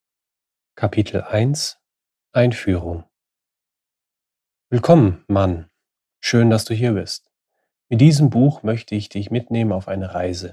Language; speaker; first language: German; native; German